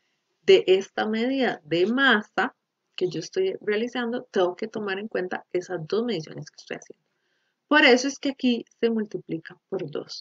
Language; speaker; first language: Spanish; native; Spanish